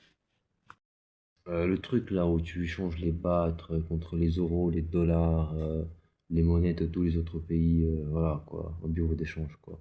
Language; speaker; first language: French; native; French